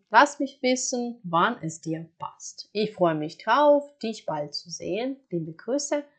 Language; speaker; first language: German; non-native, fluent; Ukrainian